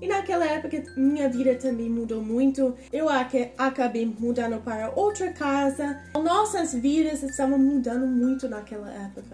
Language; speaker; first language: Portuguese; non-native, fluent; English